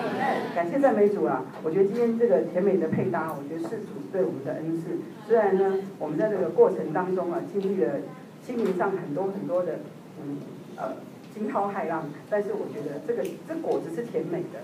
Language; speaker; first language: Chinese; native; Chinese